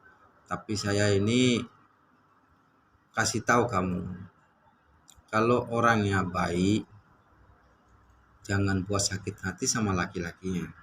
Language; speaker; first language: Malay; non-native, learner; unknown